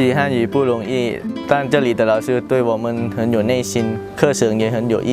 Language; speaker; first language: Chinese; non-native, learner; Lao